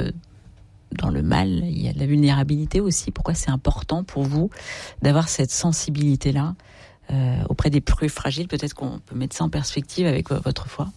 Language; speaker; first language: French; native; French